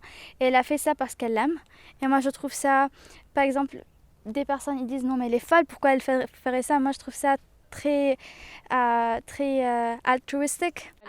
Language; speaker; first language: French; non-native, local second language; Arabic